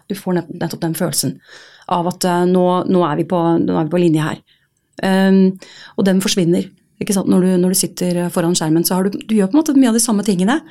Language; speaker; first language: Norwegian; native; Norwegian